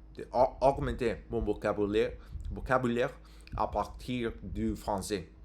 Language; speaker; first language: French; non-native, learner; English